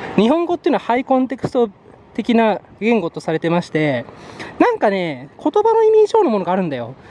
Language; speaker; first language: Japanese; native; Japanese